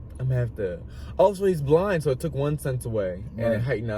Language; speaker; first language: English; native; English